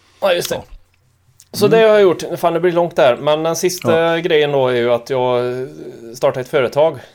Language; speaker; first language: Swedish; native; Swedish